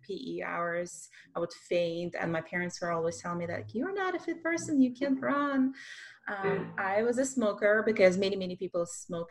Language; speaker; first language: English; non-native, fluent; Russian